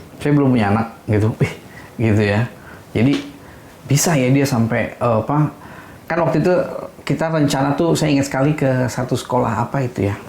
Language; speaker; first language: Indonesian; native; Indonesian